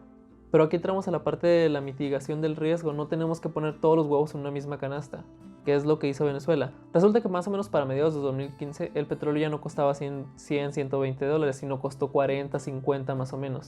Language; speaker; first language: Spanish; native; Spanish